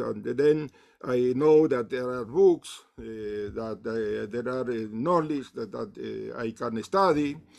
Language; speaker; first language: English; non-native, learner; Spanish